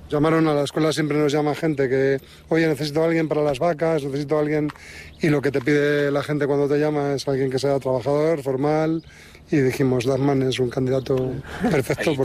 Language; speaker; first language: Spanish; native; Spanish